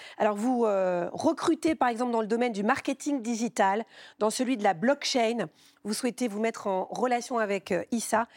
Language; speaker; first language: French; native; French